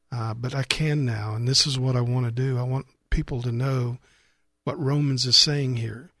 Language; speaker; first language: English; native; English